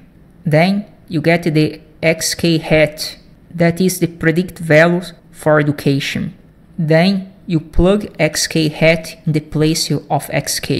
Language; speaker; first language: English; non-native, fluent; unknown